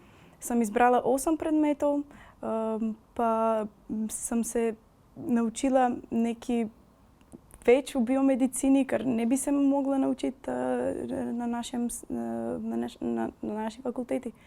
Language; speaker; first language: Slovenian; non-native, fluent; Macedonian